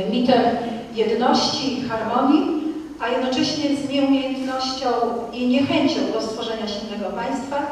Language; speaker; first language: Polish; native; Polish